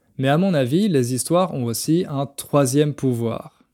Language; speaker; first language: French; native; French